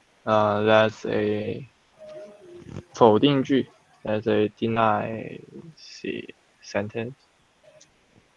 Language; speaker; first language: English; non-native, fluent; Chinese